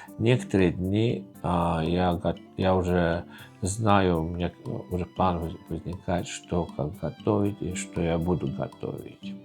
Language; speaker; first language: Russian; native; Russian